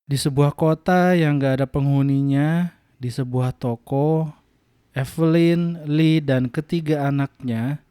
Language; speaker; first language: Indonesian; native; Indonesian